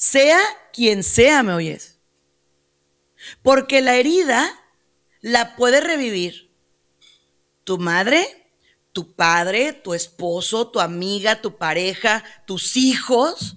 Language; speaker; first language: Spanish; native; Spanish